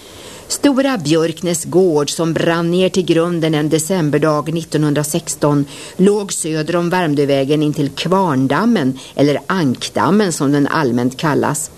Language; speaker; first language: Swedish; native; Swedish